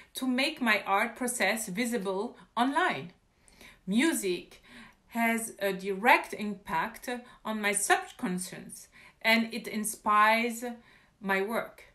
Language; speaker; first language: English; non-native, fluent; French